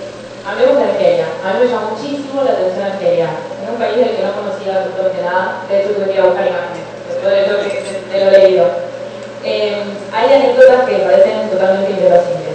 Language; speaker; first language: Spanish; native; Spanish